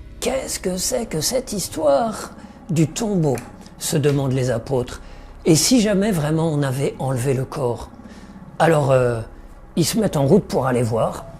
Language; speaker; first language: French; native; French